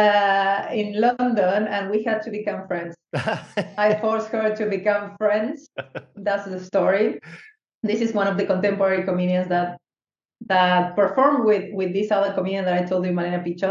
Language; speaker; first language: English; non-native, fluent; Spanish